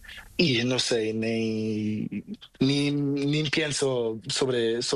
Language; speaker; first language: Spanish; non-native, learner; Portuguese